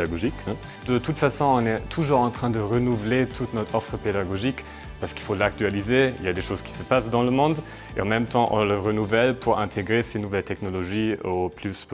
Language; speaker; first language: French; native; French